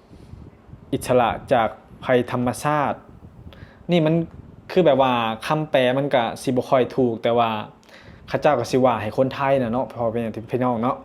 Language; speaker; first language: Thai; non-native, local second language; Northeastern Thai